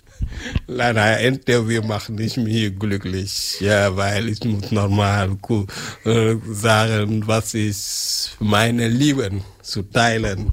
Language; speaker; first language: German; non-native, learner; French